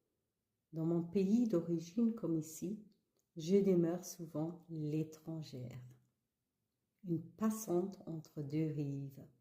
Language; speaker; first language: French; early bilingual, other home language; Kabuverdianu